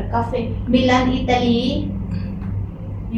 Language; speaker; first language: English; non-native, local second language; Filipino